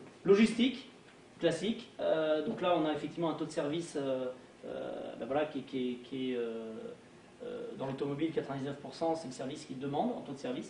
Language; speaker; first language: French; native; French